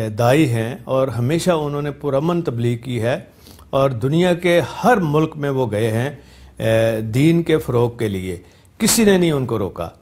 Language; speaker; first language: Urdu; non-native, local second language; Punjabi